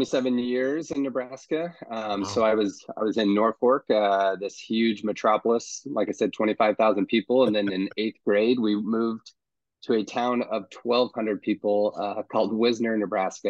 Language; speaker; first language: English; native; English